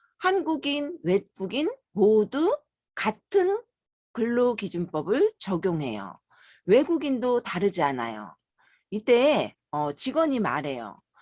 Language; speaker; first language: Korean; native; Korean